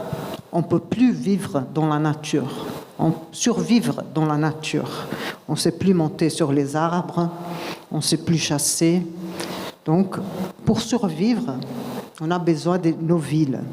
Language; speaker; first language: French; non-native, fluent; Portuguese